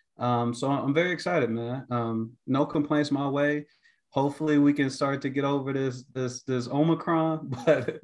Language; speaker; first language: English; native; English